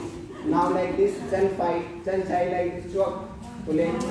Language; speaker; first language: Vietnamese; non-native, learner; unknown